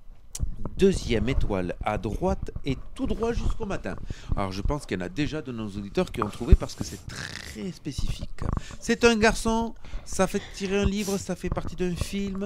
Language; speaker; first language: French; native; French